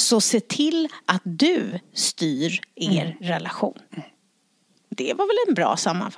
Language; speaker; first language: Swedish; native; Swedish